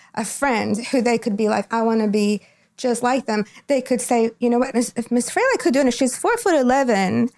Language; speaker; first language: English; non-native, fluent; Spanish